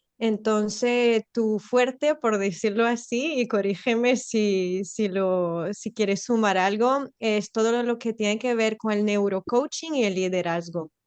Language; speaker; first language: Spanish; non-native, fluent; French